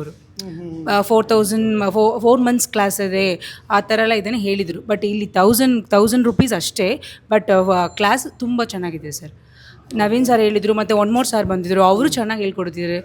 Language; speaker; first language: Kannada; non-native, local second language; Tamil